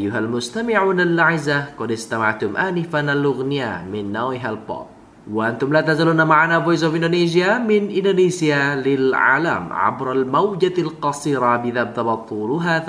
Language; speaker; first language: Arabic; non-native, fluent; Indonesian